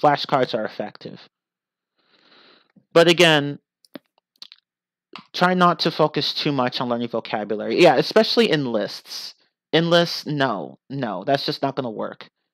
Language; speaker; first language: English; native; English